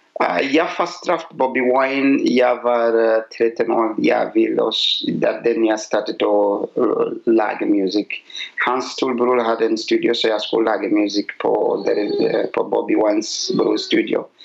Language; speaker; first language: Norwegian; non-native, learner; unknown